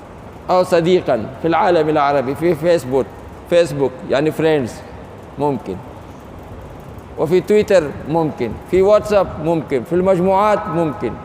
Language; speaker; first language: Arabic; non-native, fluent; Urdu